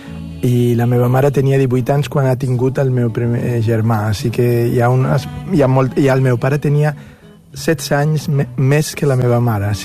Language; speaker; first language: Catalan; non-native, fluent; Spanish